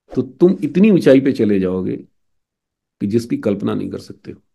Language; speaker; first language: Hindi; native; Hindi